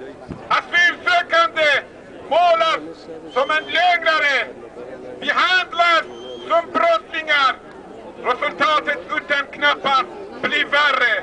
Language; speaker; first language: Swedish; non-native, fluent; Persian